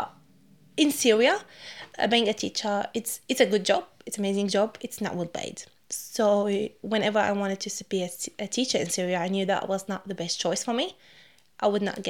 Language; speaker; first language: English; non-native, fluent; Arabic